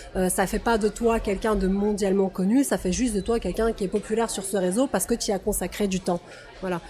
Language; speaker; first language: French; non-native, fluent; Russian